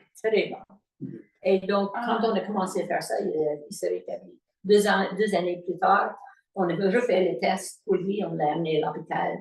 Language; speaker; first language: French; native; French